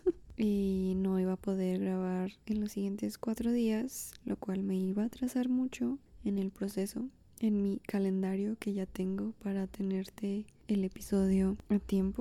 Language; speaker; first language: Spanish; native; Spanish